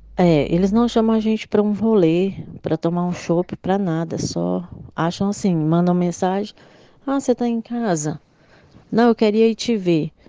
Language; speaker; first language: Portuguese; native; Portuguese